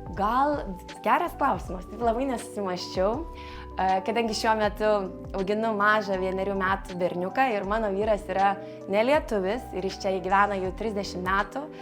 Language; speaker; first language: Lithuanian; native; Lithuanian